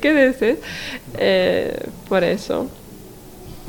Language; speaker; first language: Spanish; non-native, learner; Arabic